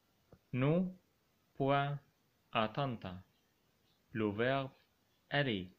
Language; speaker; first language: French; non-native, fluent; Arabic